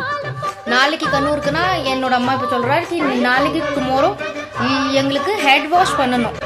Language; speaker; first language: Tamil; early bilingual, heritage; Tamil